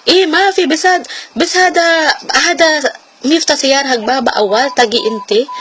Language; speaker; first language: Arabic; non-native, learner; Filipino